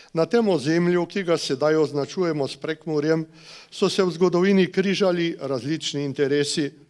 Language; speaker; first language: Slovenian; native; Slovenian